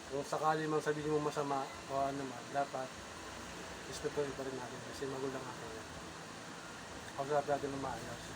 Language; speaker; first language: Filipino; native; Filipino